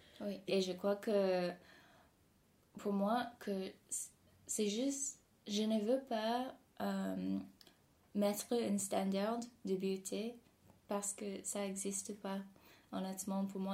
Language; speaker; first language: French; non-native, fluent; English